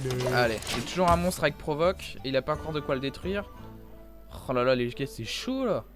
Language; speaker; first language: French; native; French